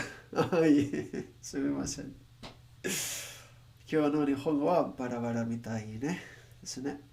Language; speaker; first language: Japanese; non-native, learner; Spanish